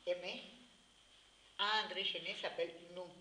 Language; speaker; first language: French; non-native, learner; Spanish